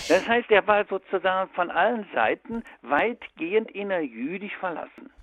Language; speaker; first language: German; native; German